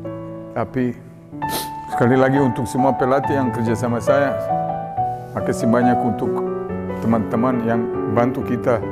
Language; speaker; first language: Indonesian; non-native, fluent; Serbian